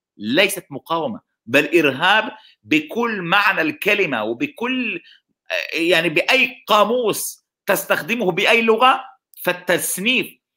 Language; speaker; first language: Arabic; non-native, local second language; Hebrew